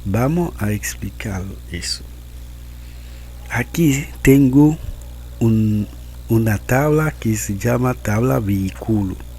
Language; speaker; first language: Spanish; non-native, learner; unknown